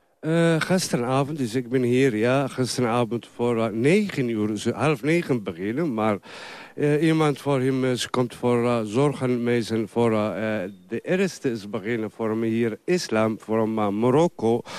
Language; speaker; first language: Dutch; non-native, learner; Somali